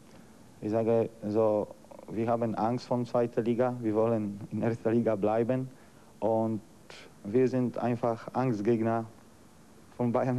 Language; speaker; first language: German; non-native, learner; Polish